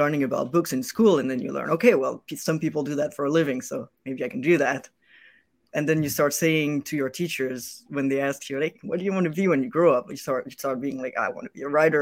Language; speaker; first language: English; non-native, fluent; French